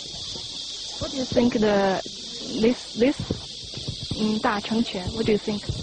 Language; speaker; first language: English; non-native, learner; Chinese